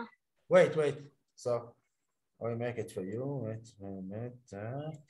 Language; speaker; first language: English; non-native, fluent; Arabic